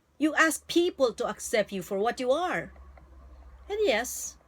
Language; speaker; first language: English; non-native, local second language; Filipino